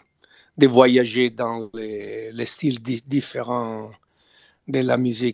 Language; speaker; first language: French; non-native, fluent; Italian